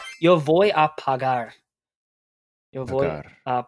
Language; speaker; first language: Spanish; non-native, fluent; English